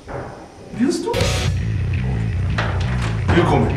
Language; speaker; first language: German; non-native, learner; English